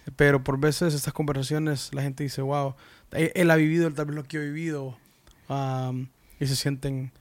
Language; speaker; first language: Spanish; early bilingual, heritage; Spanish